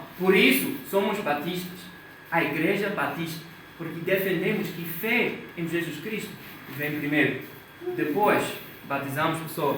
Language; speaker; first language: Portuguese; non-native, fluent; English